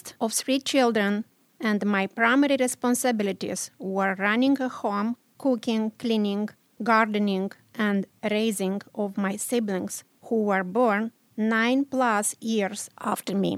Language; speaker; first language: English; non-native, learner; Romanian